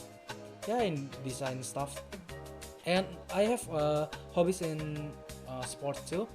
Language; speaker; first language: English; non-native, learner; Indonesian